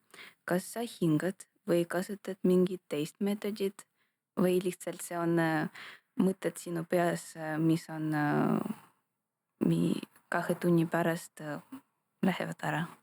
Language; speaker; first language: Estonian; non-native, local second language; Russian